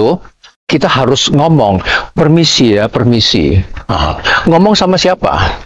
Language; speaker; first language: Indonesian; non-native, learner; Cantonese